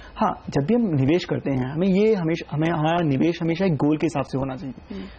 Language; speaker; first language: Hindi; native; Hindi